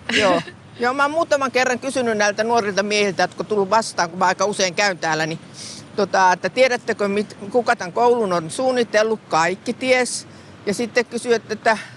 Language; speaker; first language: Finnish; native; Finnish